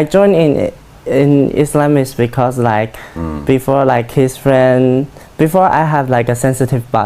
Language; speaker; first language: English; non-native, learner; Chinese